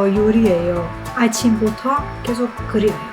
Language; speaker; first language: Korean; non-native, learner; Persian